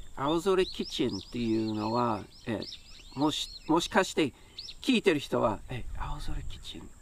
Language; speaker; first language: Japanese; non-native, fluent; English